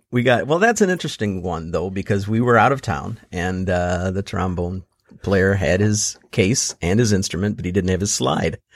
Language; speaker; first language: English; native; English